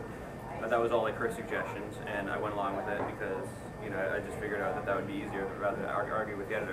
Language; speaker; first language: English; native; English